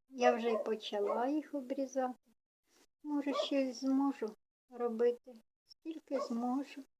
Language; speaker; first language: Ukrainian; non-native, local second language; Russian